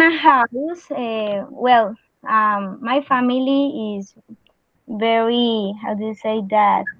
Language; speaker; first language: English; non-native, learner; Spanish